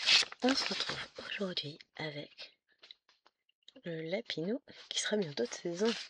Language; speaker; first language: French; native; French